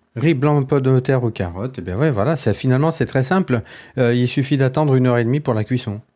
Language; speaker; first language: French; native; French